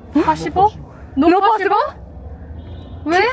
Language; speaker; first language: English; non-native, learner; Korean